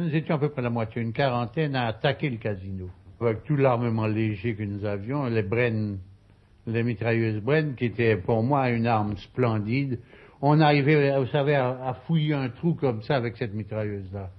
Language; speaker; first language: French; native; French